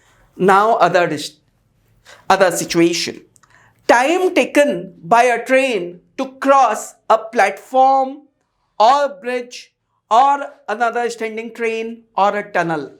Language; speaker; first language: English; non-native, local second language; Hindi